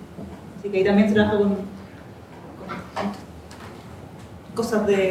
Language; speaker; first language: Spanish; native; Spanish